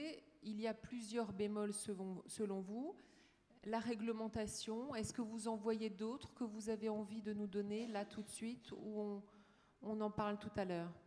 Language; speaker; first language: French; native; French